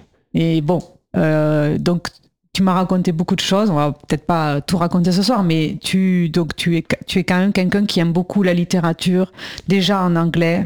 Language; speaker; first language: French; native; French